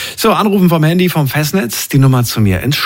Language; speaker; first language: German; native; German